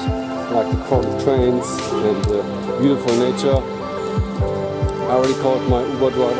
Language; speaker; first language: English; non-native, fluent; German